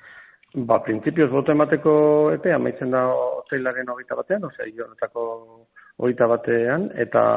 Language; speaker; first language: Basque; non-native, local second language; Spanish